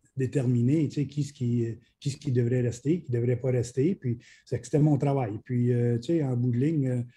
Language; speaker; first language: French; native; French